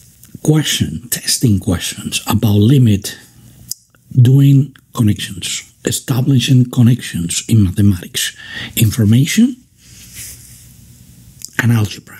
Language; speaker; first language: English; non-native, fluent; Spanish